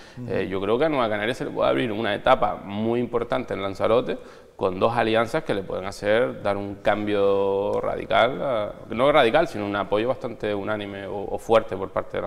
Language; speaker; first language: Spanish; native; Spanish